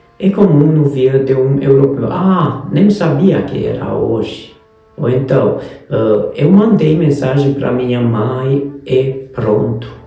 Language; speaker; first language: Portuguese; non-native, fluent; Hungarian